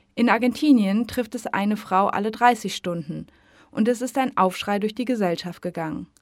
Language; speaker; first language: German; native; German